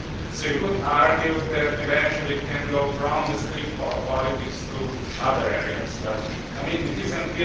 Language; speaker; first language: English; non-native, fluent; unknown